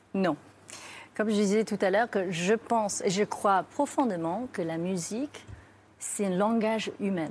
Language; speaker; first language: French; non-native, fluent; Chinese